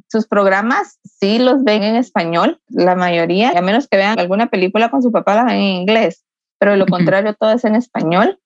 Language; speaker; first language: Spanish; native; Spanish